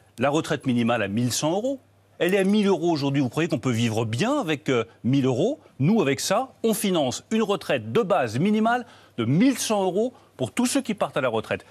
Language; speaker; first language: French; native; French